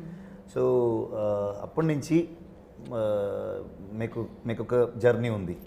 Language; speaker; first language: Telugu; non-native, learner; Kannada